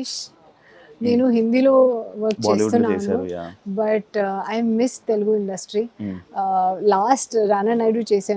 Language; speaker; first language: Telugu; non-native, learner; Hindi